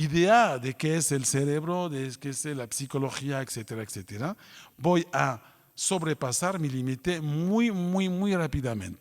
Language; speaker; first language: Spanish; non-native, fluent; French